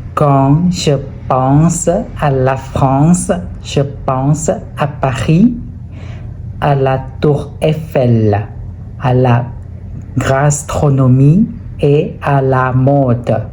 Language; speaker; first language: French; non-native, fluent; Thai